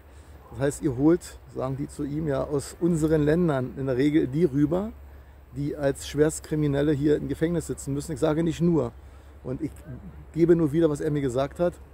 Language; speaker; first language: German; native; German